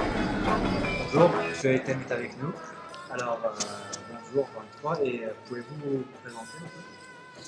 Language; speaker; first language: French; non-native, local second language; Turkish